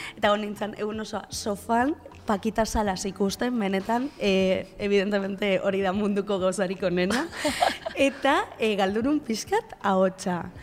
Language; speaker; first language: Basque; non-native, local second language; Spanish